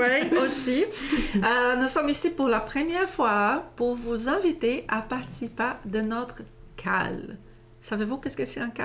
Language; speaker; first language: French; non-native, fluent; Portuguese